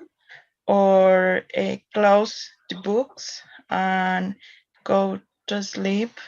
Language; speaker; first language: English; non-native, learner; Spanish